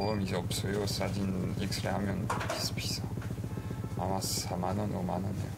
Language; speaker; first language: Korean; non-native, learner; French